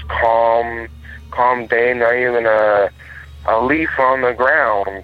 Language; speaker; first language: English; native; English